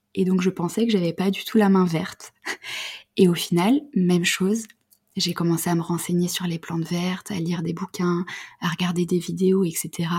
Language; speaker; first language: French; native; French